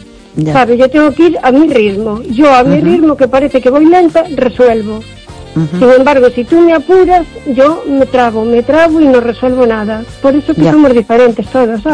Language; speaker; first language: Spanish; native; Spanish